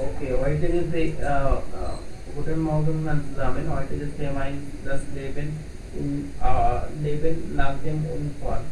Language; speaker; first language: German; non-native, learner; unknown